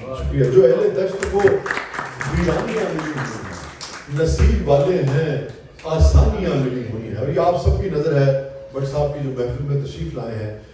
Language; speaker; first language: Urdu; non-native, local second language; Punjabi